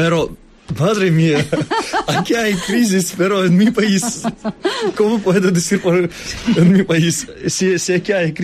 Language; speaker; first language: Spanish; non-native, learner; Russian